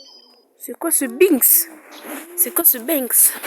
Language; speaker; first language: French; native; French